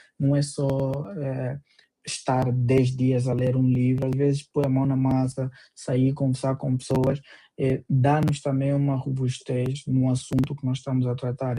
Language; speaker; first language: Portuguese; native; Portuguese